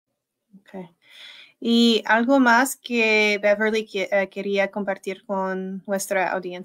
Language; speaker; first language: Spanish; non-native, learner; English